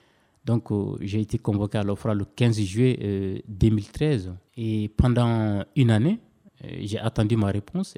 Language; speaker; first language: French; non-native, local second language; Bambara